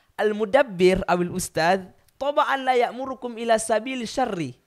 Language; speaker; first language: Arabic; non-native, learner; Indonesian